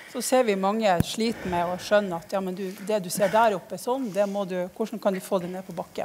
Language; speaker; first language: Norwegian; native; Norwegian